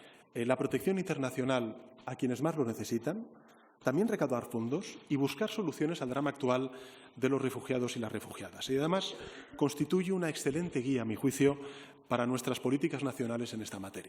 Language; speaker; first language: Spanish; native; Spanish